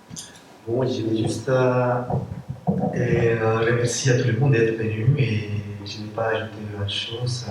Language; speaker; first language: French; non-native, fluent; Spanish